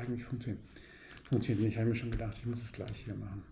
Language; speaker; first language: German; native; German